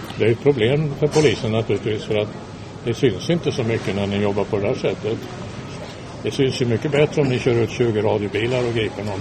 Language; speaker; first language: Swedish; native; Swedish